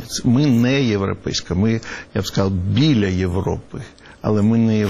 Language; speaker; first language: Ukrainian; non-native, local second language; Russian